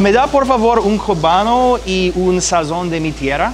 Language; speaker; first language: Spanish; non-native, learner; English